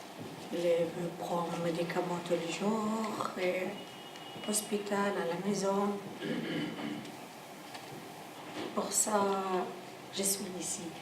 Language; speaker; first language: French; non-native, learner; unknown